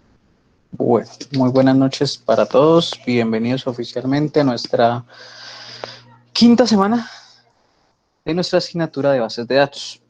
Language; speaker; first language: Spanish; native; Spanish